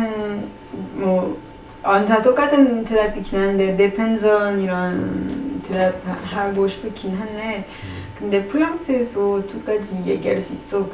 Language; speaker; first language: Korean; non-native, fluent; French